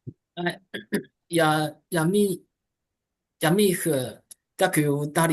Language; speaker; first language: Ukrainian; non-native, learner; Chinese